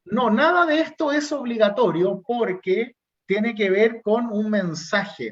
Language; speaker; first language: Spanish; native; Spanish